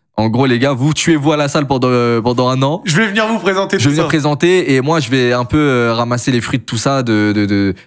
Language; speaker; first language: French; native; French